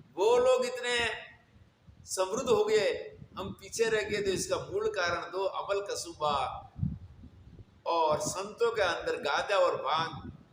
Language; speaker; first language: Hindi; non-native, local second language; Gujarati